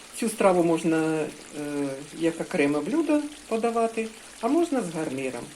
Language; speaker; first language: Ukrainian; non-native, local second language; Russian